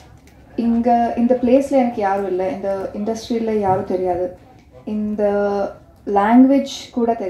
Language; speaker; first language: Tamil; non-native, learner; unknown